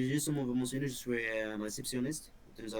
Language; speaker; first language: French; non-native, local second language; Berber languages